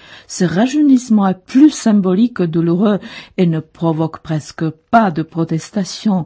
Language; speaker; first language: French; non-native, fluent; Czech